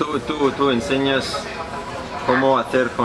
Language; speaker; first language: Spanish; non-native, learner; Danish